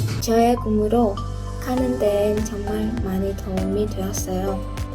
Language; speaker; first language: Korean; early bilingual, other home language; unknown